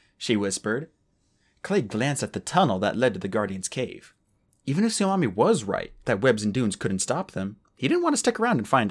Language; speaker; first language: English; native; English